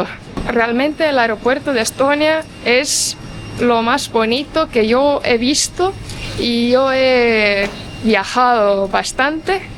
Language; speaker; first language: Spanish; non-native, fluent; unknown